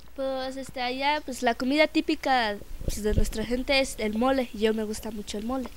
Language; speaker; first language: Spanish; non-native, local second language; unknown